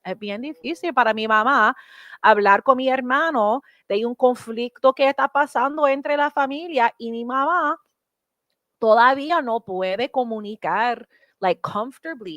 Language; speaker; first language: Spanish; non-native, learner; English